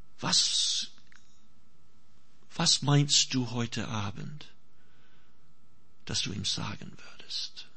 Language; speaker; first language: German; non-native, fluent; English